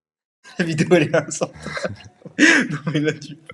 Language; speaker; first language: French; native; French